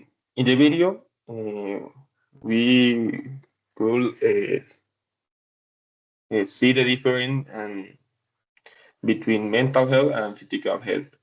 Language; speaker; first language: English; non-native, learner; Spanish